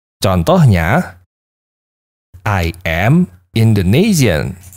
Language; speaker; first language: English; non-native, fluent; Indonesian